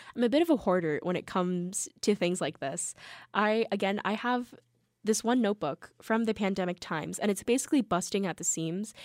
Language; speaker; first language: English; early bilingual, other home language; Korean